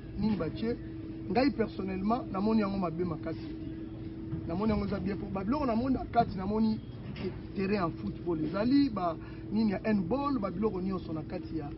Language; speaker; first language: Lingala; native; Lingala